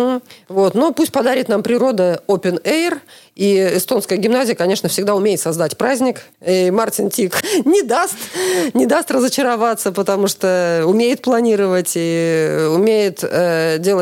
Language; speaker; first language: Russian; native; Russian